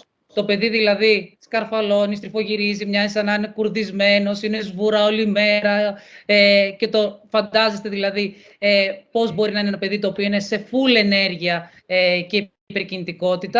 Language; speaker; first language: Greek; native; Greek